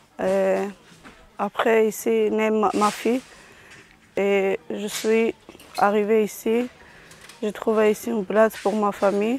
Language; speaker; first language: French; non-native, learner; Armenian